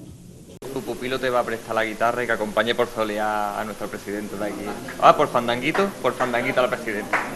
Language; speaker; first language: Spanish; native; Spanish